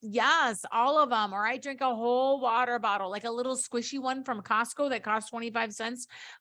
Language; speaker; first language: English; native; English